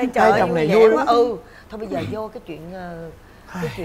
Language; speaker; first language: Vietnamese; native; Vietnamese